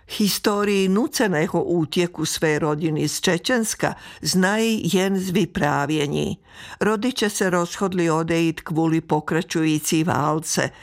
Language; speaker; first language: Czech; native; Czech